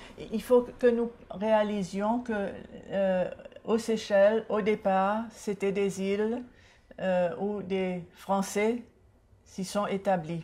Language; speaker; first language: French; non-native, local second language; Seselwa Creole French